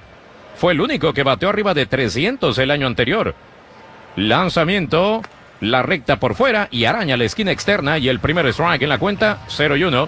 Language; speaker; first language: Spanish; native; Spanish